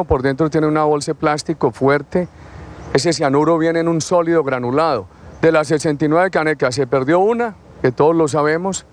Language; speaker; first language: Spanish; native; Spanish